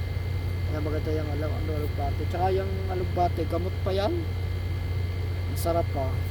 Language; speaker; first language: Filipino; native; Filipino